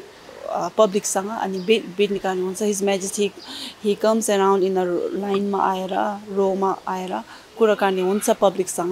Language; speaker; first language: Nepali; non-native, fluent; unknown